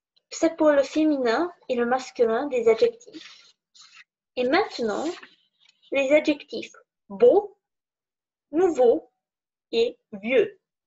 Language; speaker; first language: French; non-native, fluent; Czech